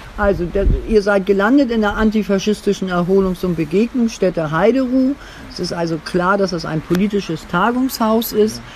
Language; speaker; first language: German; native; German